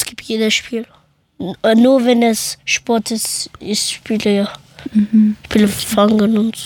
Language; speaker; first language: German; early bilingual, other home language; Persian